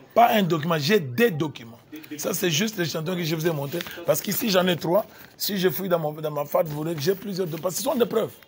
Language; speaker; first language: French; non-native, local second language; Lingala